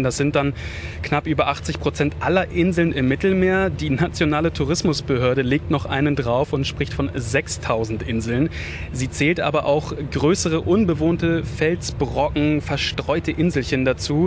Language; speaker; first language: German; native; German